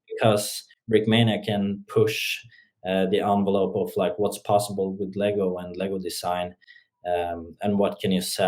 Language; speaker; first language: English; non-native, fluent; Norwegian